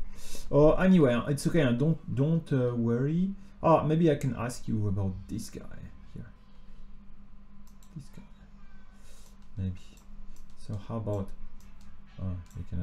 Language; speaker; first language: English; non-native, fluent; French